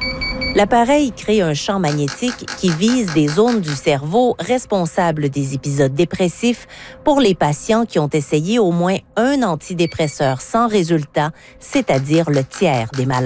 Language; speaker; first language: French; native; French